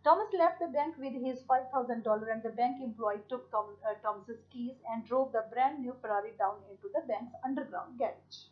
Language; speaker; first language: English; non-native, local second language; Punjabi